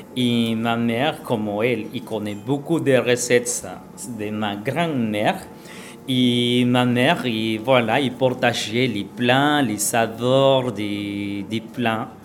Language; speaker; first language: French; non-native, learner; Spanish